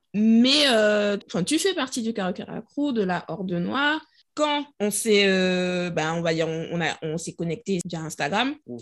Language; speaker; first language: French; native; French